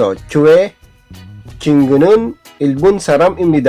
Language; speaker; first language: Korean; non-native, learner; Filipino